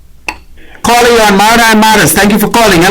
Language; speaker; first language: English; native; English